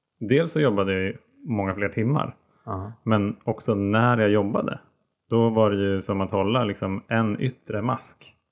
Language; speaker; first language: Swedish; native; Swedish